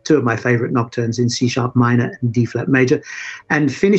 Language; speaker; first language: English; native; English